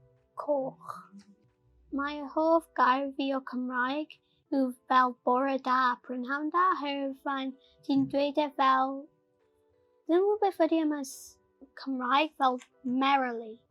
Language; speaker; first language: Welsh; non-native, local second language; English